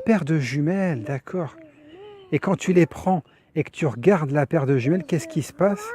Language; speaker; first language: French; native; French